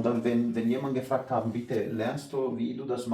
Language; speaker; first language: German; non-native, learner; Portuguese